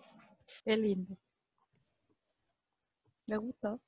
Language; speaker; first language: Spanish; native; Spanish